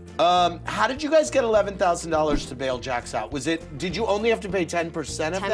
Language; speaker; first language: English; native; English